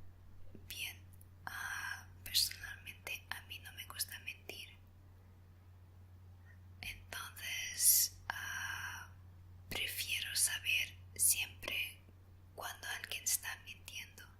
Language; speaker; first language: Spanish; non-native, fluent; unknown